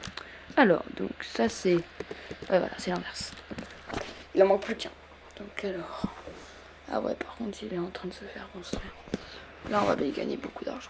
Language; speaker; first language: French; native; French